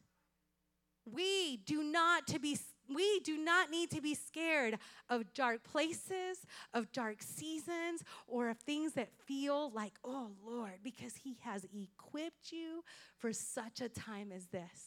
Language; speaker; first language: English; non-native, fluent; Spanish